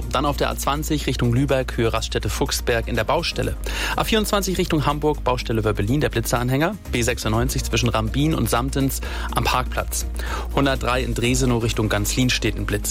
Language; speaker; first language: German; native; German